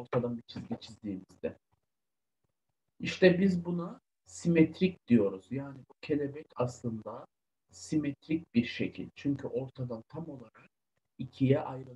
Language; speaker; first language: Turkish; native; Turkish